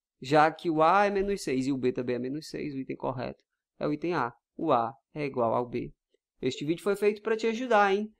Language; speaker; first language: Portuguese; native; Portuguese